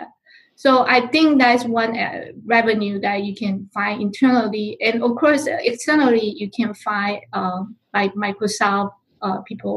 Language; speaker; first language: English; non-native, fluent; Chinese